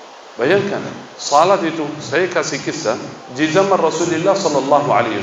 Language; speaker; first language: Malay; non-native, fluent; Arabic